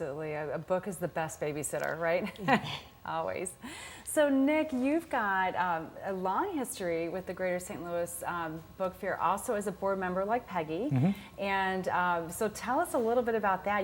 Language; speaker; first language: English; native; English